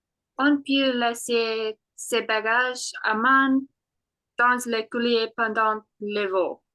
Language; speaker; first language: French; non-native, learner; English